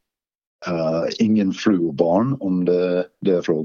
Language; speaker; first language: Swedish; non-native, fluent; English